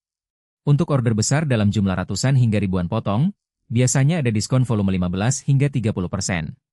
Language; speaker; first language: Indonesian; native; Indonesian